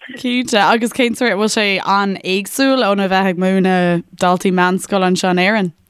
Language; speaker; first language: Irish; non-native, local second language; English